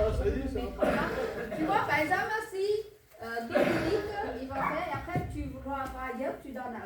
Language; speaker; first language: French; non-native, learner; Vietnamese